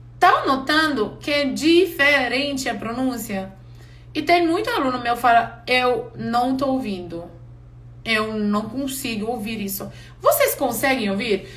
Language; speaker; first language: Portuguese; non-native, fluent; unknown